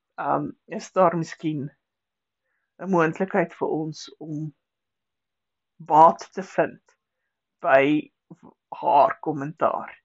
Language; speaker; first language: Afrikaans; native; Afrikaans